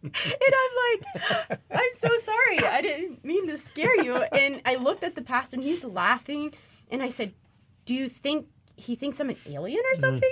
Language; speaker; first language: English; native; English